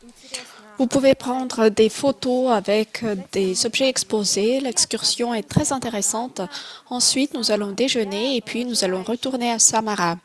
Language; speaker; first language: French; non-native, fluent; Russian